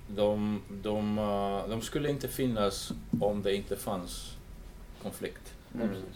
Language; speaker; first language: Swedish; early bilingual, heritage; English